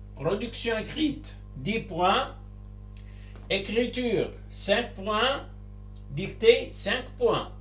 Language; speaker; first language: French; non-native, local second language; Arabic